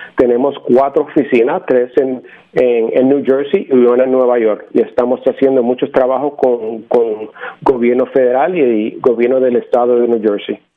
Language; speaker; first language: Spanish; native; Spanish